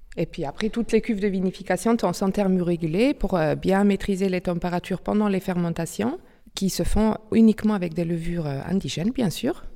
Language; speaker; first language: French; non-native, local second language; Swiss German